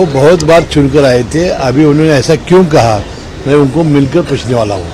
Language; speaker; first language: Hindi; non-native, local second language; Marathi